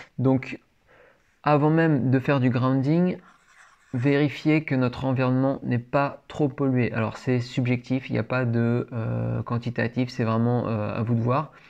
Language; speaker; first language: French; native; French